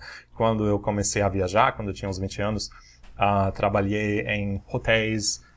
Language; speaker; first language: Portuguese; non-native, fluent; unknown